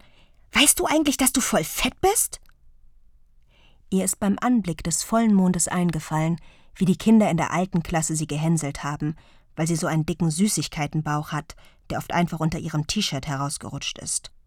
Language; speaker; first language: German; native; German